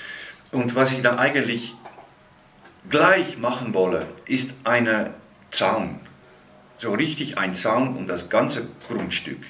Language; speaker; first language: German; non-native, fluent; Dutch